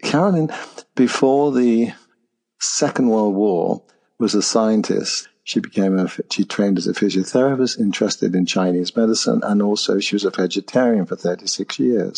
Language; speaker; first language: English; native; English